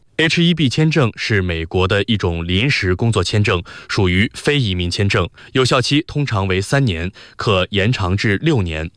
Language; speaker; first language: Chinese; native; Chinese